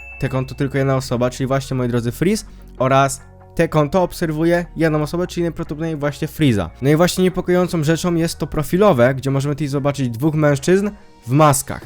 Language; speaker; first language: Polish; native; Polish